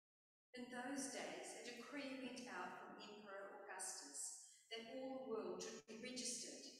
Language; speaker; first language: English; native; English